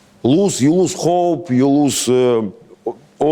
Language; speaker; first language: English; non-native, learner; Russian